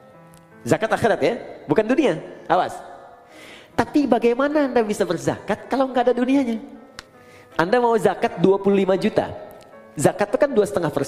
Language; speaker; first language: Indonesian; native; Indonesian